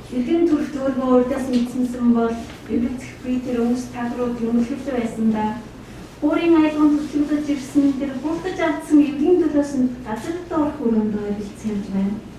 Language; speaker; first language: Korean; non-native, fluent; Mongolian